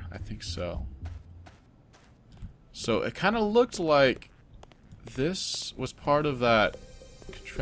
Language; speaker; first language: English; native; English